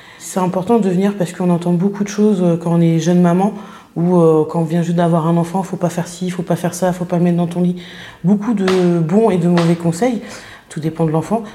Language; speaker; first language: French; native; French